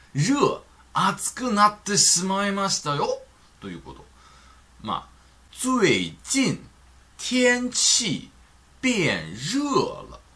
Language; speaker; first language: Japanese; non-native, fluent; Chinese